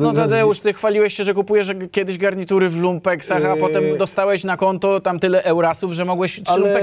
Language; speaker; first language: Polish; native; Polish